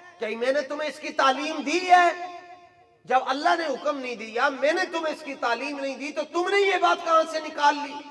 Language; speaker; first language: Urdu; non-native, local second language; Punjabi